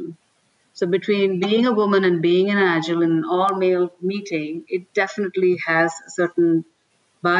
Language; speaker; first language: English; non-native, local second language; Tamil